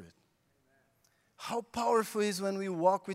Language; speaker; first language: English; non-native, fluent; Portuguese